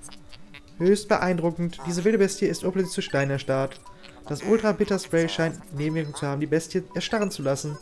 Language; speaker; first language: German; native; German